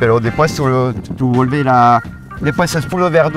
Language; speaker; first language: Spanish; non-native, learner; French